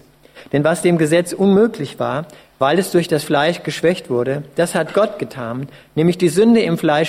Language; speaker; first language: German; native; German